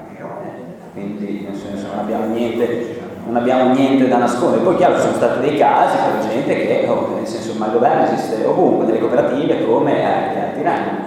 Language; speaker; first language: Italian; non-native, fluent; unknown